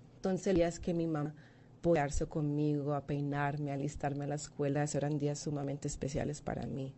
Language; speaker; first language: Spanish; early bilingual, heritage; Spanish